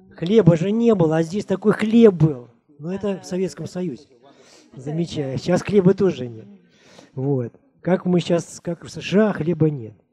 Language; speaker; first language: Russian; native; Russian